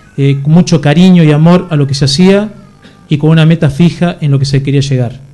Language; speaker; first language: Spanish; native; Spanish